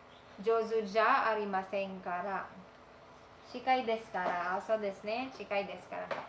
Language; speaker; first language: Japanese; non-native, fluent; Filipino